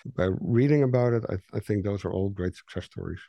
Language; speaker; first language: English; non-native, fluent; Dutch